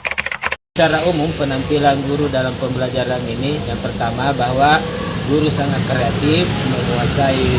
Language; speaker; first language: Indonesian; native; Indonesian